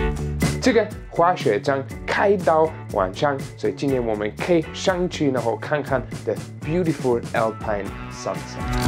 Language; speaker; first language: Chinese; non-native, learner; German